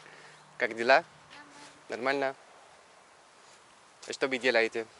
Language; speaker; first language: Russian; non-native, learner; Spanish